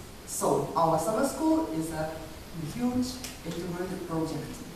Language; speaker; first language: English; non-native, local second language; Lithuanian